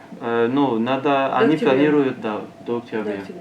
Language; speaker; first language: Russian; non-native, learner; French